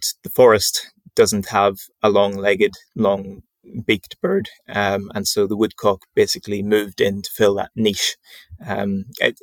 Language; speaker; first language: English; native; English